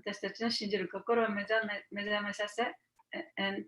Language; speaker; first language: Japanese; native; Japanese